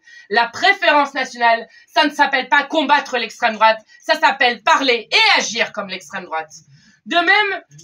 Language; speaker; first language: French; native; French